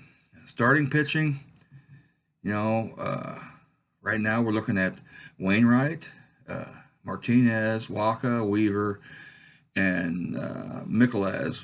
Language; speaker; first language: English; native; English